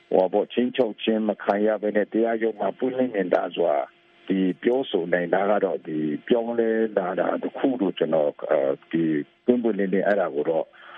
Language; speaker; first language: Burmese; non-native, local second language; Kachin